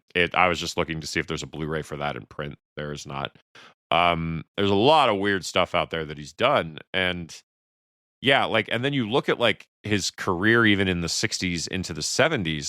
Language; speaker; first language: English; native; English